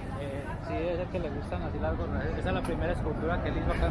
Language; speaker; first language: Spanish; native; Spanish